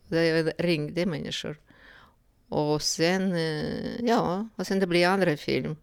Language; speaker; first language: Swedish; non-native, fluent; Russian